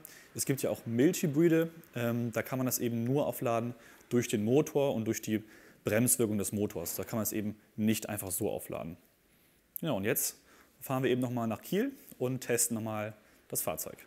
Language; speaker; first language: German; native; German